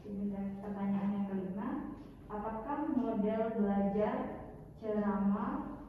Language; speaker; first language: Indonesian; native; Indonesian